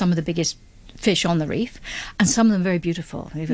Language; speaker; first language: English; native; English